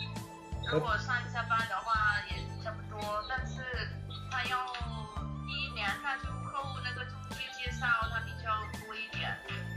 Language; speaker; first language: Chinese; non-native, learner; Vietnamese